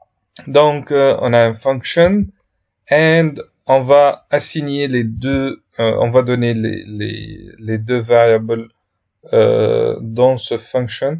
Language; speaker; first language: French; non-native, fluent; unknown